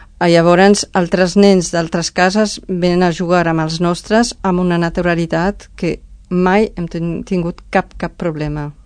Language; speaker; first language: Catalan; non-native, fluent; Spanish